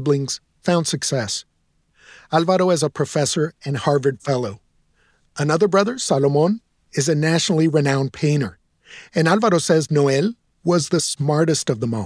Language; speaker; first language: English; native; English